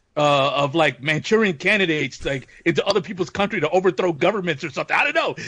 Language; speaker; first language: English; native; English